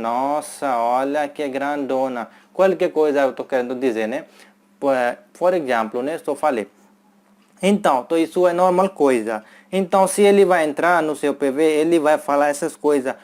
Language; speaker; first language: Portuguese; non-native, fluent; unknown